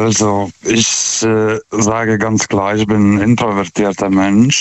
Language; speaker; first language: German; non-native, fluent; Lithuanian